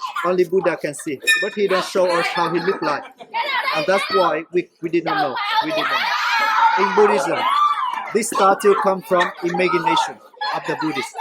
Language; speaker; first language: English; non-native, learner; Vietnamese